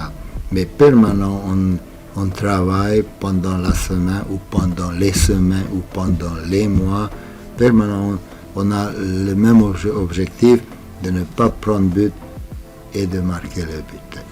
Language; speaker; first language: French; non-native, fluent; Romanian